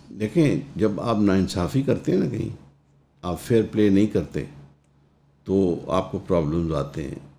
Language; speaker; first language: Urdu; non-native, local second language; Punjabi